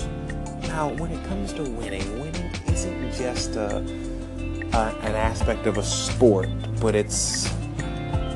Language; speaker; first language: English; native; English